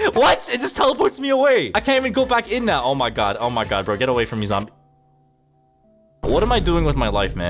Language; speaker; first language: English; native; English